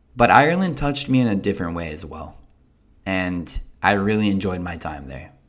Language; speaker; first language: English; native; English